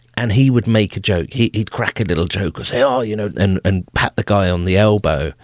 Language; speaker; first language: English; native; English